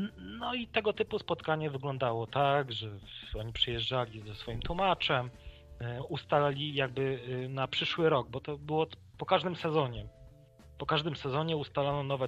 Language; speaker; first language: Polish; native; Polish